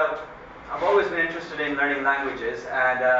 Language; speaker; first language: English; early bilingual, other home language; Hindi